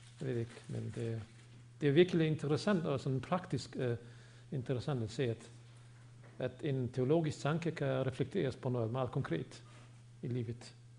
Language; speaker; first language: Danish; non-native, fluent; Bosnian